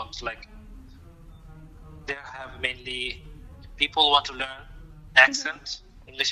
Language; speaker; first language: English; non-native, local second language; Bangla